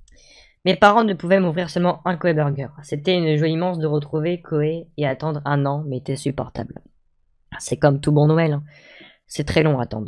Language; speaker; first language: French; native; French